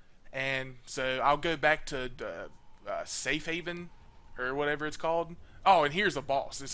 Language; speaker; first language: English; native; English